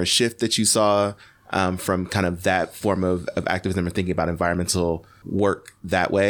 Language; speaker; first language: English; native; English